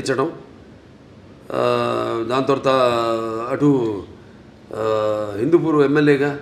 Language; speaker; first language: Telugu; native; Telugu